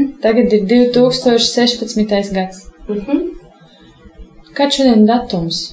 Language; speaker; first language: Latvian; non-native, local second language; Russian